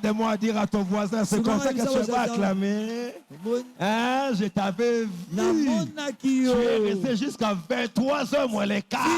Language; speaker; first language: French; non-native, local second language; Lingala